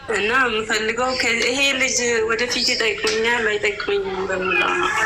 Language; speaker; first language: Amharic; native; Amharic